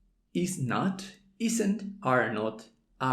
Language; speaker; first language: English; non-native, fluent; Spanish